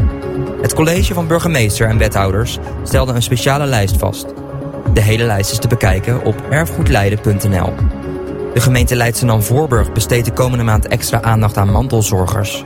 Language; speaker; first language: Dutch; native; Dutch